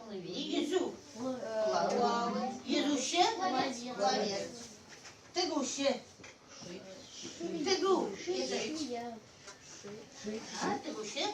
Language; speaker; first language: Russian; non-native, local second language; Tatar